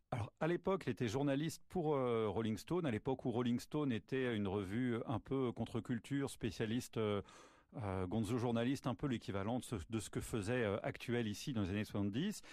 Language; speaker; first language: French; native; French